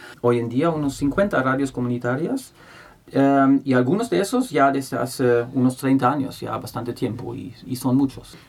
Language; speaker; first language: Spanish; non-native, fluent; German